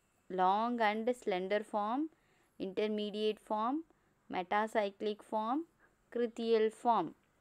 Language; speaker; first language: English; non-native, local second language; Tamil